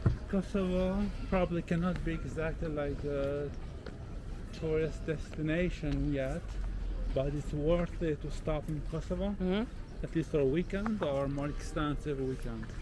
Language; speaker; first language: English; non-native, local second language; Albanian